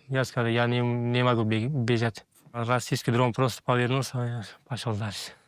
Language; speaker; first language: Russian; non-native, fluent; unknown